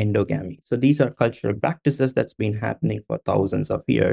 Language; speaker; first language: English; non-native, local second language; Tamil